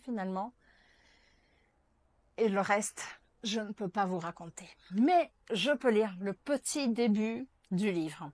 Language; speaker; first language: French; non-native, fluent; Portuguese